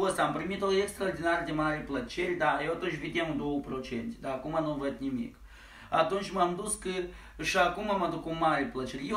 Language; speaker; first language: Romanian; native; Romanian